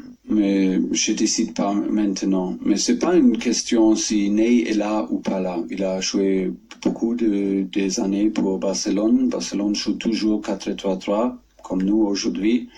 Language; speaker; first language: French; non-native, fluent; German